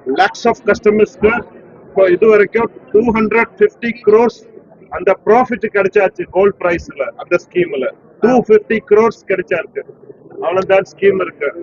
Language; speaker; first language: Tamil; non-native, learner; Malayalam